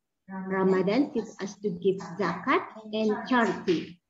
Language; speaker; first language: English; non-native, learner; Indonesian